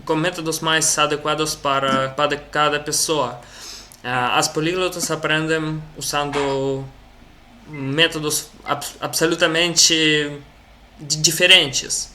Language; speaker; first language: Portuguese; non-native, learner; Russian